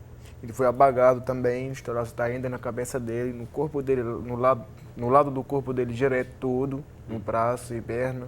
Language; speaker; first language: Portuguese; non-native, learner; Arabic